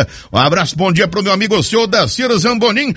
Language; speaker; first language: Portuguese; native; Portuguese